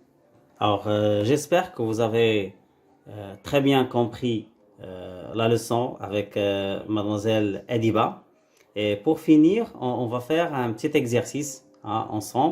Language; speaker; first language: French; non-native, local second language; Arabic